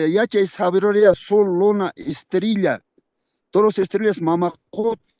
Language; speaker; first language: Spanish; non-native, local second language; Quechua